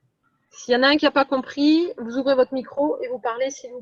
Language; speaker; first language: French; native; French